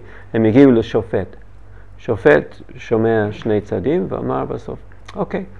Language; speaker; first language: Hebrew; non-native, learner; English